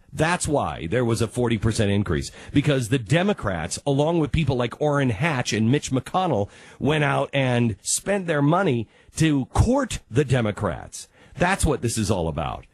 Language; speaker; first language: English; native; English